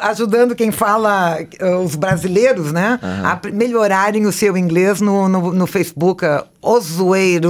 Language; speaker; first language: Portuguese; native; Portuguese